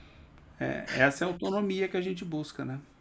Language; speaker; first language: Portuguese; native; Portuguese